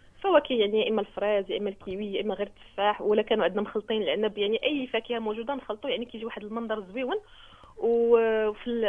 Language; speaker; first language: Arabic; native; Arabic